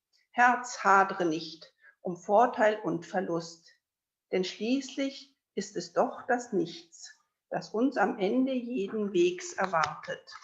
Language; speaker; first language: German; native; German